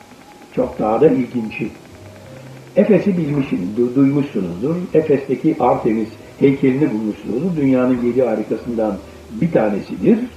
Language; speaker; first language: Turkish; native; Turkish